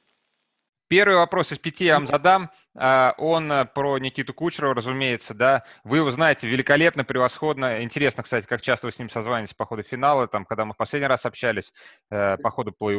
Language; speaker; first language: Russian; native; Russian